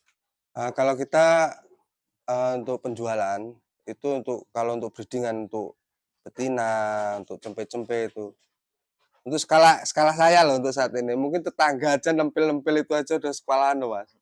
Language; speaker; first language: Indonesian; non-native, local second language; Javanese